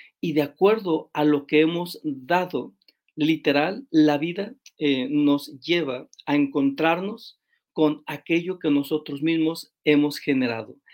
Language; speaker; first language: Spanish; native; Spanish